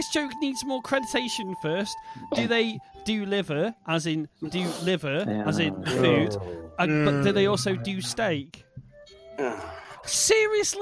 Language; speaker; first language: English; native; English